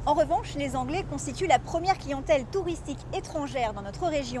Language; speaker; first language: French; native; French